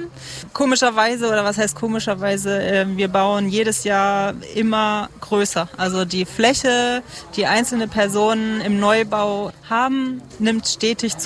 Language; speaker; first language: German; native; German